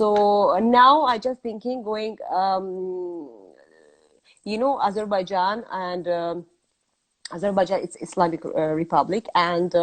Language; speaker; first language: English; non-native, learner; Azerbaijani